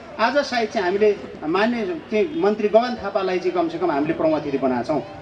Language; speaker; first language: Nepali; native; Nepali